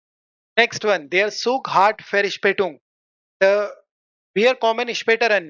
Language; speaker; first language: German; non-native, fluent; Hindi